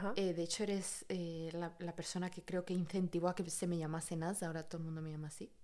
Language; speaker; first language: Spanish; native; Spanish